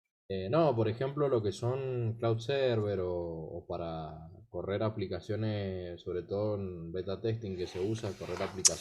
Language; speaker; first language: Spanish; native; Spanish